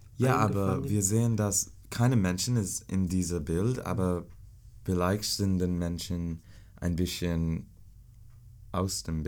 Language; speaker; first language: German; non-native, learner; English